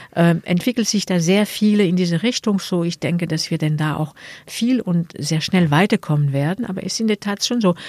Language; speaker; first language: German; non-native, fluent; French